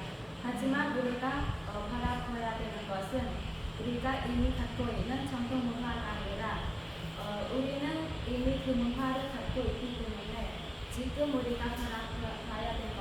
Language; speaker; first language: Korean; non-native, fluent; Khmer